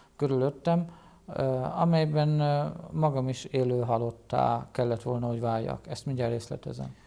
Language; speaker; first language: Hungarian; native; Hungarian